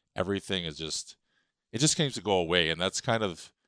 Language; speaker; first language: English; native; English